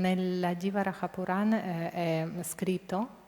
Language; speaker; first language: Italian; non-native, fluent; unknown